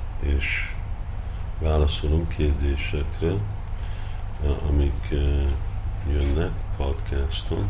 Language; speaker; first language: Hungarian; early bilingual, heritage; Hungarian